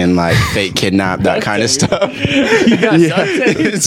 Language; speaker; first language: English; early bilingual, other home language; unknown